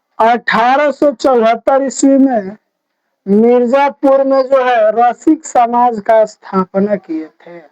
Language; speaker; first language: Hindi; native; Hindi